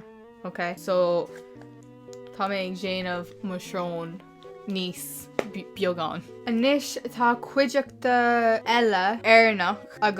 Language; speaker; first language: Irish; non-native, local second language; English